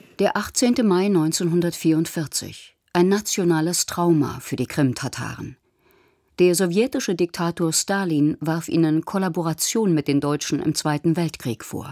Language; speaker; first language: German; native; German